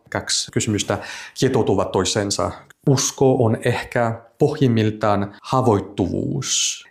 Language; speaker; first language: Finnish; non-native, fluent; French